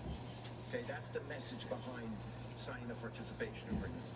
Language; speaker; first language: English; native; English